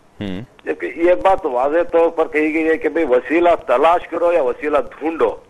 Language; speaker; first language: Urdu; native; Urdu